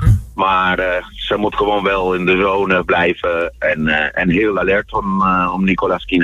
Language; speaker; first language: Dutch; non-native, fluent; Spanish